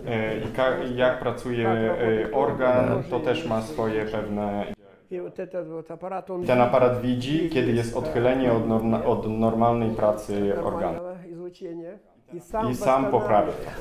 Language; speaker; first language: Polish; non-native, fluent; Russian